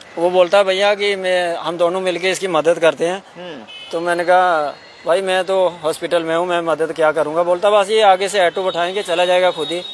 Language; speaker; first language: Hindi; native; Hindi